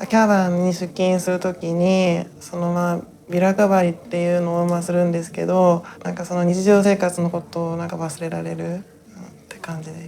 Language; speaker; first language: Japanese; native; Japanese